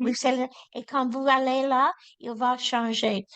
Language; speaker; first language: French; non-native, learner; English